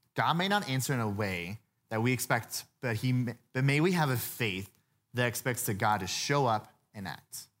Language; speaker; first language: English; native; English